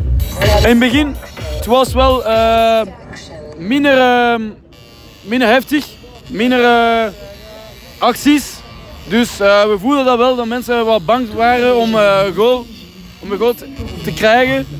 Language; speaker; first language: Dutch; non-native, local second language; French